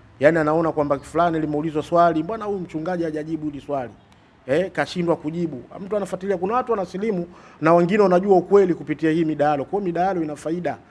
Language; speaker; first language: Swahili; native; Swahili